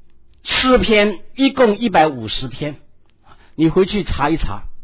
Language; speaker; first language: Chinese; native; Chinese